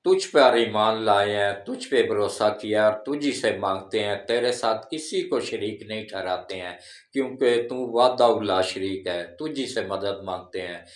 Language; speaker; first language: Urdu; non-native, local second language; Punjabi